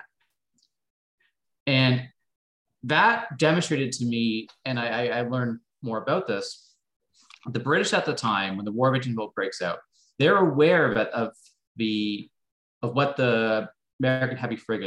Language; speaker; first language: English; native; English